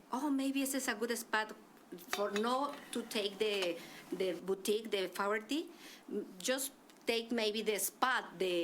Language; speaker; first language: English; non-native, learner; Spanish